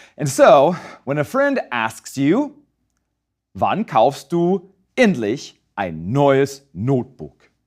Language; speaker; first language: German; non-native, fluent; English